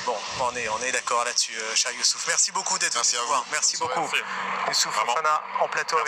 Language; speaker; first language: French; native; French